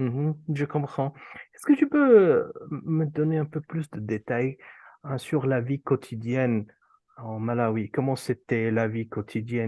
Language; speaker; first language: French; non-native, fluent; Urdu